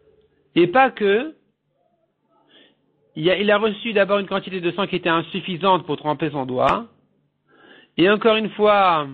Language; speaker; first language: French; native; French